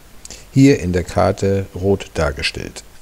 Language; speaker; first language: German; native; German